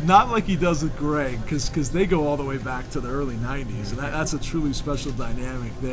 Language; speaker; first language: English; native; English